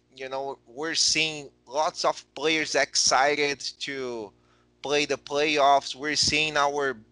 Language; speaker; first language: English; non-native, fluent; Portuguese